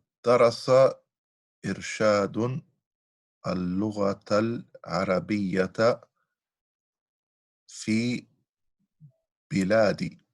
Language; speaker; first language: Arabic; non-native, learner; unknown